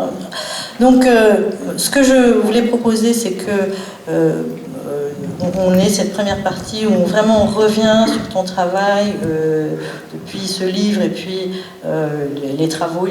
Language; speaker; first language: French; native; French